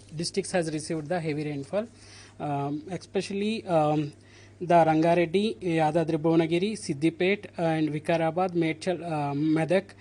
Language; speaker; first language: English; non-native, local second language; Telugu